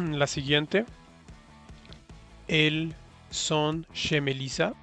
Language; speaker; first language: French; non-native, learner; Spanish